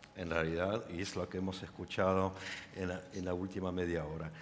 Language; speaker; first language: Spanish; non-native, fluent; French